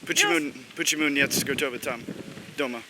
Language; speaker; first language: Russian; non-native, learner; English